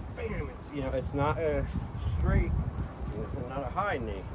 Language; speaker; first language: English; native; English